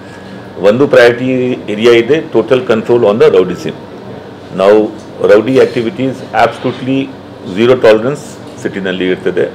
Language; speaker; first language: Kannada; non-native, fluent; Hindi